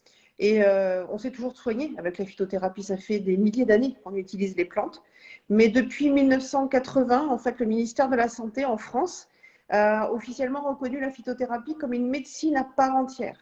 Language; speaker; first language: French; native; French